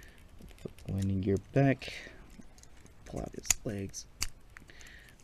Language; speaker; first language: English; native; English